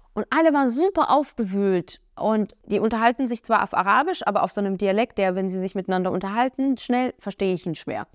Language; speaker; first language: German; early bilingual, other home language; Arabic